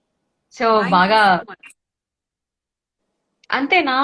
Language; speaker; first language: Telugu; native; Telugu